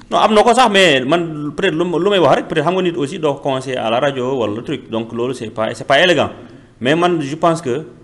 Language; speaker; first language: Wolof; native; Wolof